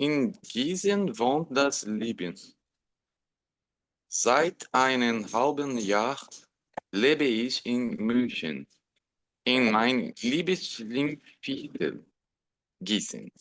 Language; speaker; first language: German; non-native, learner; Portuguese